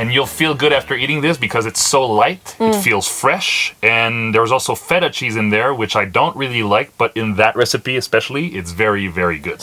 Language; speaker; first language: English; non-native, local second language; French